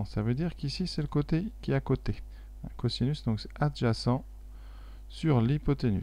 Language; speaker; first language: French; native; French